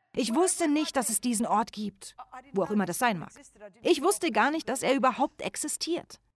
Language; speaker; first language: German; non-native, fluent; English